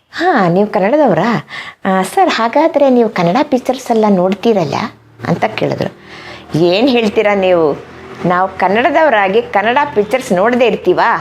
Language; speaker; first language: Kannada; non-native, fluent; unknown